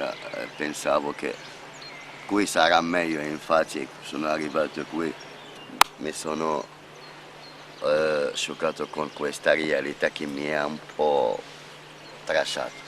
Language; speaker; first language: Italian; non-native, fluent; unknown